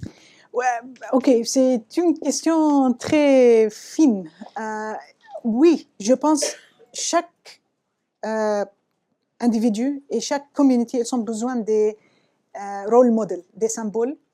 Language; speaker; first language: French; non-native, fluent; Arabic